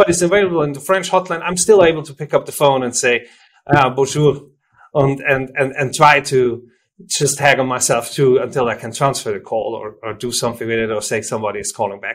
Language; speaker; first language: English; non-native, fluent; German